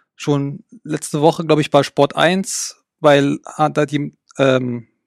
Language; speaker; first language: German; native; German